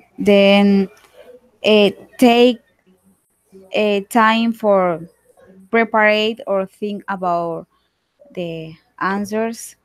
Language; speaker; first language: English; non-native, learner; Spanish